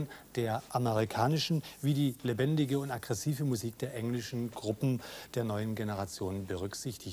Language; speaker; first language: German; native; German